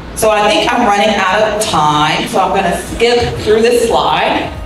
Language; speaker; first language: English; native; English